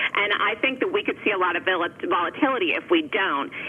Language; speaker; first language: English; native; English